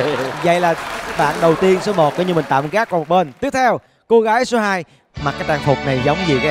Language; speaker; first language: Vietnamese; native; Vietnamese